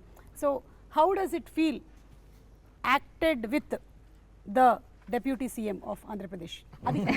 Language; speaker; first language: Telugu; native; Telugu